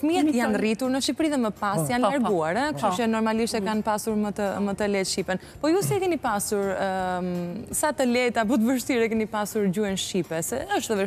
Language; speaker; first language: Albanian; native; Albanian